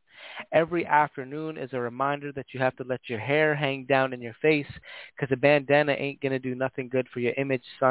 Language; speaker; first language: English; native; English